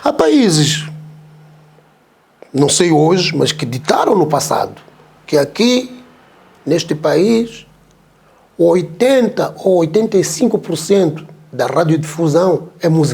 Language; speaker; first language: Portuguese; non-native, local second language; Tsonga